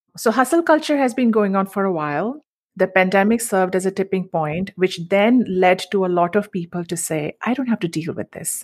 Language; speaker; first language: English; non-native, local second language; Hindi